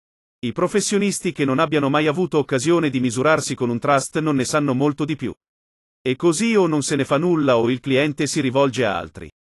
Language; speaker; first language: Italian; native; Italian